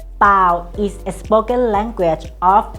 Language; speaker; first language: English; non-native, fluent; Thai